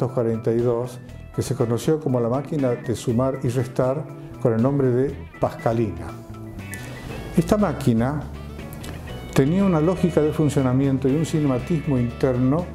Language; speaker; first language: Spanish; native; Spanish